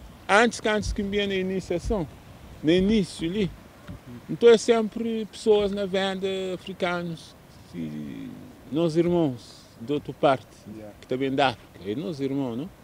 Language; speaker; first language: Portuguese; non-native, local second language; Kabuverdianu